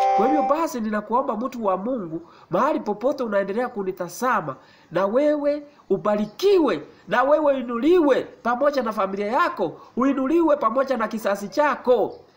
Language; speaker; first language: Swahili; non-native, local second language; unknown